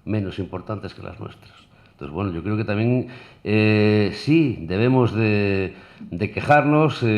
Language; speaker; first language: Spanish; native; Spanish